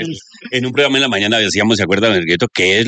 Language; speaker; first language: Spanish; native; Spanish